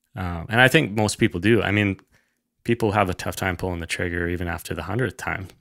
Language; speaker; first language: English; native; English